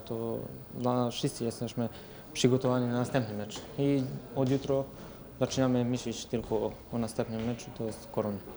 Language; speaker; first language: Polish; non-native, learner; Serbian